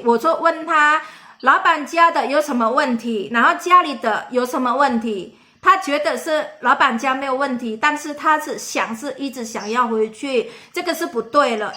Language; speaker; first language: Chinese; non-native, fluent; Indonesian